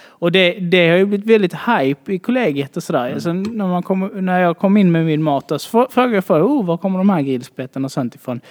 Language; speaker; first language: Swedish; native; Swedish